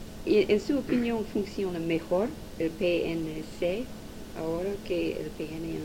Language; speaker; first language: Spanish; non-native, learner; English